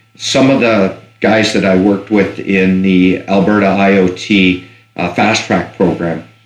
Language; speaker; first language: English; native; English